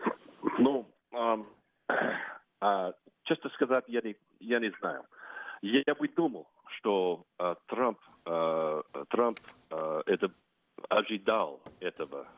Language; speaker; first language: Russian; non-native, fluent; English